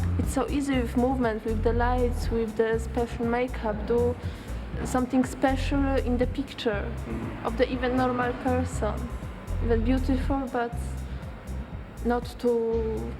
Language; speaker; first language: English; non-native, learner; Polish